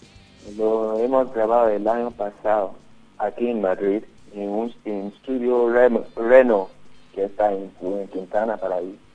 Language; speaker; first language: Spanish; non-native, learner; Yoruba